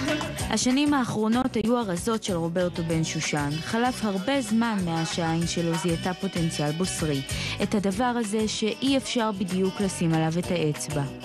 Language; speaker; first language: Hebrew; native; Hebrew